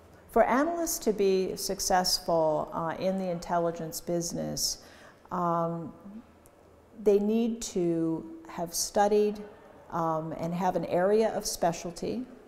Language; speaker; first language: English; native; English